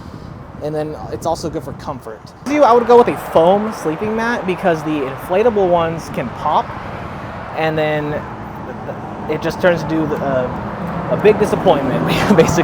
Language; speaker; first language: English; native; English